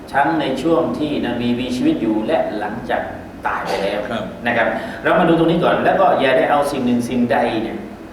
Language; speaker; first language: Thai; native; Thai